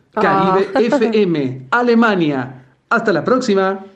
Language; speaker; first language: Spanish; native; Spanish